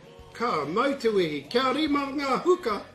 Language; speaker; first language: Māori; non-native, local second language; English